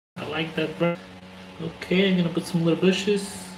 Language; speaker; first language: English; non-native, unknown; Spanish